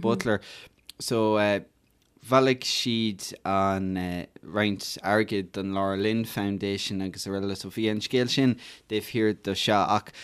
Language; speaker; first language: Irish; native; Irish